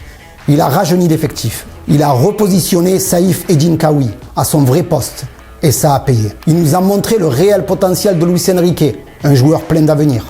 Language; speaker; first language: French; native; French